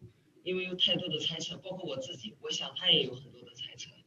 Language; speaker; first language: Chinese; native; Chinese